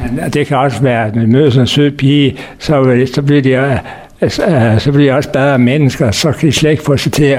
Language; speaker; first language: Danish; native; Danish